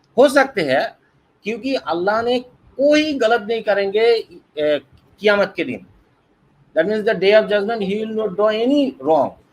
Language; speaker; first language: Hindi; non-native, learner; Bangla